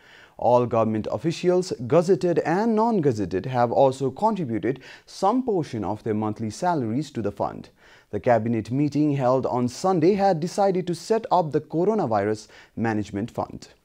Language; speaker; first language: English; non-native, fluent; Nepali